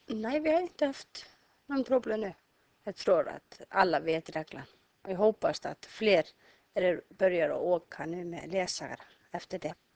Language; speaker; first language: Swedish; non-native, learner; Icelandic